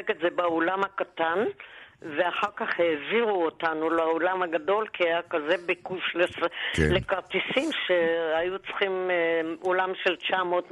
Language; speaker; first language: Hebrew; non-native, local second language; German